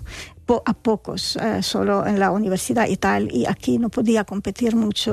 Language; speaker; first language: Spanish; non-native, fluent; Arabic